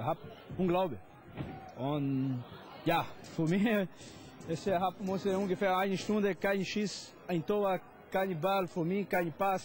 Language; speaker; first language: German; non-native, learner; Portuguese